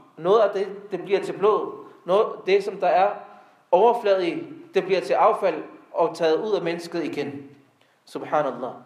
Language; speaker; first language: Danish; early bilingual, other home language; Arabic